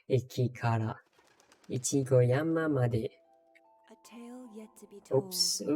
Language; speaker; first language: Japanese; non-native, learner; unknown